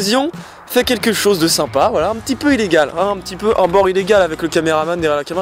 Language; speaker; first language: French; native; French